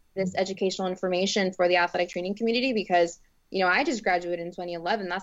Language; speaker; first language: English; early bilingual, other home language; Spanish